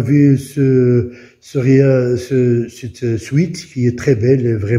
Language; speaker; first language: French; non-native, local second language; Arabic